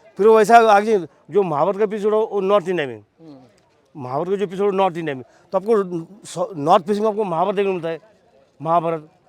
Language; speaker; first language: Hindi; non-native, local second language; Marathi